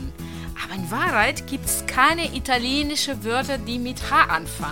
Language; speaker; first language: German; non-native, fluent; Italian